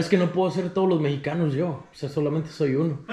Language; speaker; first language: Spanish; native; Spanish